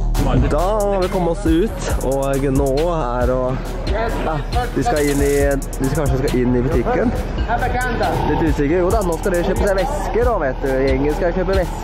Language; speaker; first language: Norwegian; native; Norwegian